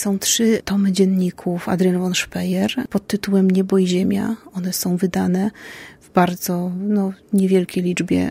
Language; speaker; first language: Polish; native; Polish